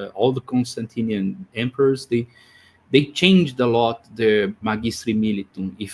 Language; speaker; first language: English; non-native, fluent; Portuguese